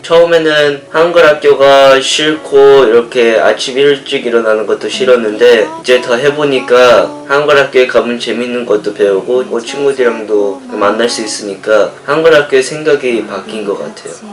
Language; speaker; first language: Korean; early bilingual, heritage; English